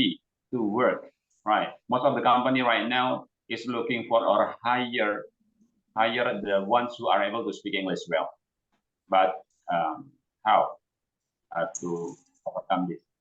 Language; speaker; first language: English; non-native, fluent; Indonesian